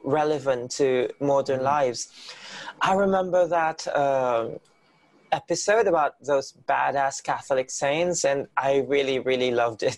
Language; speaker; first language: English; non-native, local second language; Filipino